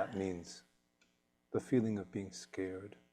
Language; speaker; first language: English; native; English